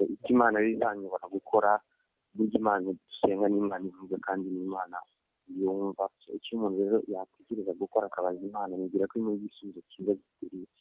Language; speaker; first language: Kinyarwanda; early bilingual, heritage; Kinyarwanda